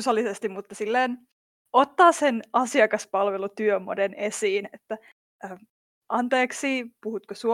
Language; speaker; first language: Finnish; native; Finnish